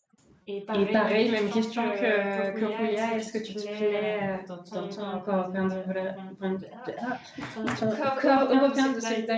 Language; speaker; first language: French; native; French